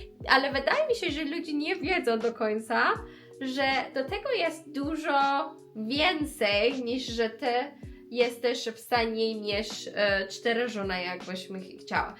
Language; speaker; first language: Polish; non-native, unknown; Persian